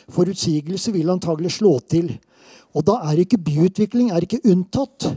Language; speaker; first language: Norwegian; native; Norwegian